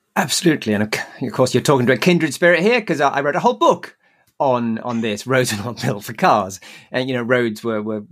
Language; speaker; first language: English; native; English